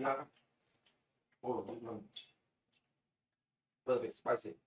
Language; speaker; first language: English; non-native, learner; Thai